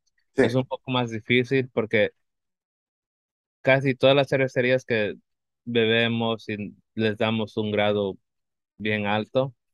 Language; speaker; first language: Spanish; early bilingual, heritage; Spanish